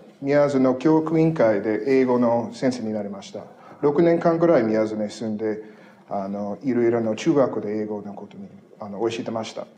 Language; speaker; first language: Japanese; non-native, fluent; English